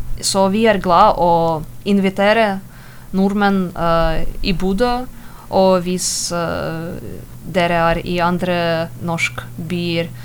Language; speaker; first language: Norwegian; non-native, learner; Ukrainian